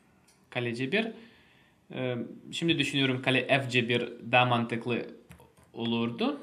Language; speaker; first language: Turkish; non-native, fluent; Russian